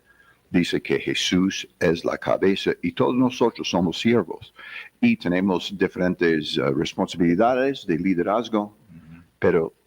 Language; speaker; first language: Spanish; non-native, fluent; English